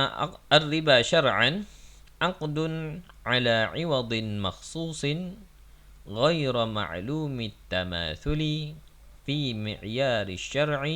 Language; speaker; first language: Arabic; non-native, fluent; Malay